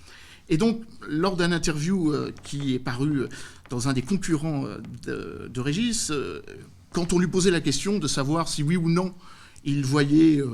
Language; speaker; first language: French; native; French